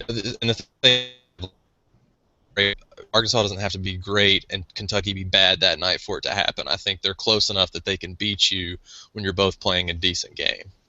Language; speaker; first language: English; native; English